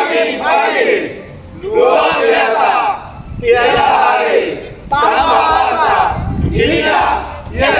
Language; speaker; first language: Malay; non-native, learner; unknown